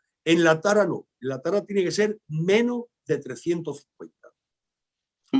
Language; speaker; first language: Spanish; native; Spanish